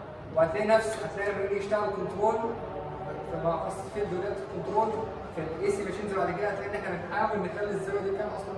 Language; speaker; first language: Arabic; native; Arabic